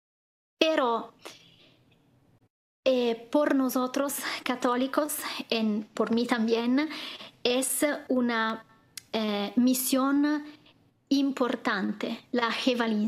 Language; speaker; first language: Spanish; non-native, fluent; Italian